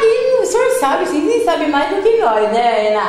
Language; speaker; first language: Portuguese; native; Portuguese